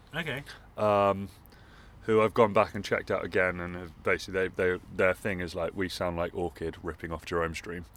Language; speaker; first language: English; native; English